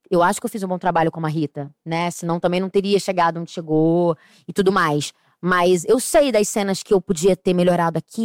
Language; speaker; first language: Portuguese; native; Portuguese